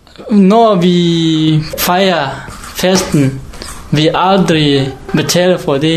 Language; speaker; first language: Danish; non-native, learner; Hakha Chin